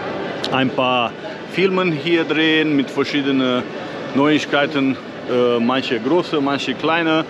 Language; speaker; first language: German; non-native, fluent; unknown